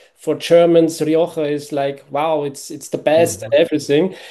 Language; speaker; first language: English; non-native, fluent; German